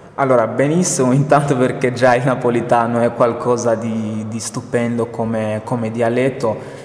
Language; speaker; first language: Italian; non-native, fluent; Portuguese